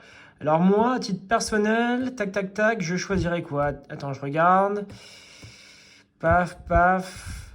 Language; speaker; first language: French; native; French